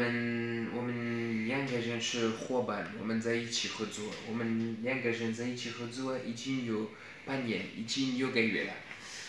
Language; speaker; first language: Chinese; non-native, fluent; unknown